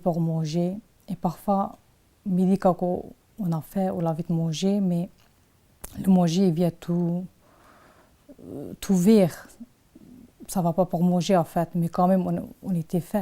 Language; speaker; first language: French; non-native, learner; Turkish